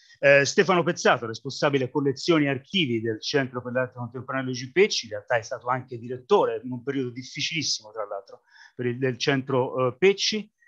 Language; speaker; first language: Italian; native; Italian